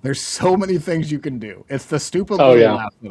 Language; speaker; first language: English; native; English